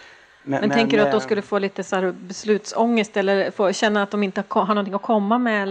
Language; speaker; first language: Swedish; native; Swedish